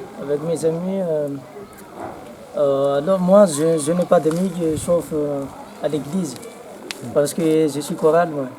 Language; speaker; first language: French; non-native, local second language; Malagasy